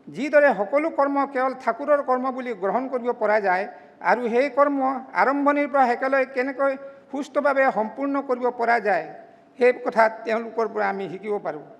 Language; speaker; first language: Assamese; non-native, local second language; Mising